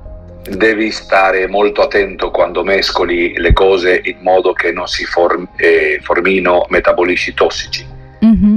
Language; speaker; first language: Italian; non-native, learner; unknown